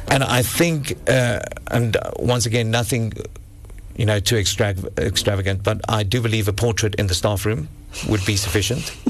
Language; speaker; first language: English; non-native, local second language; Afrikaans